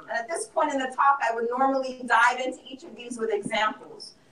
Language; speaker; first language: English; native; English